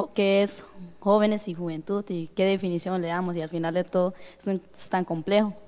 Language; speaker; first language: Spanish; non-native, local second language; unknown